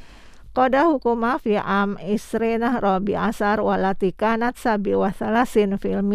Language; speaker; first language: Arabic; non-native, fluent; Indonesian